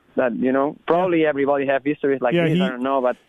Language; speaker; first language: English; non-native, learner; Spanish